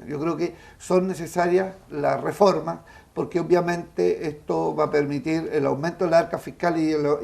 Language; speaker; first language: Spanish; native; Spanish